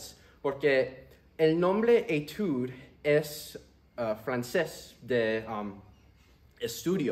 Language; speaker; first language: Spanish; early bilingual, heritage; Spanish